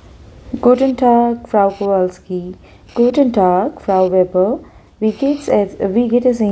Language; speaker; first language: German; non-native, fluent; Hindi